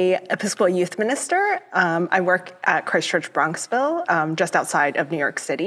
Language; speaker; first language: English; early bilingual, other home language; Cantonese